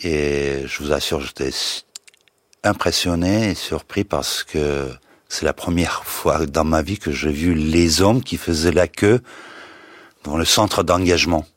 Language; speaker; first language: French; non-native, fluent; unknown